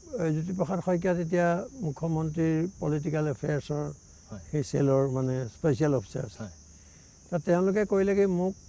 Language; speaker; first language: Assamese; native; Assamese